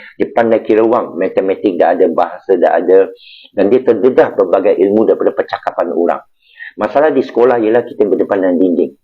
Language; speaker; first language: Malay; non-native, local second language; Chinese